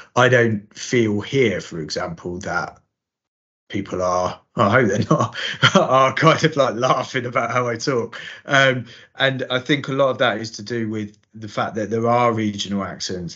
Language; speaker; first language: English; native; English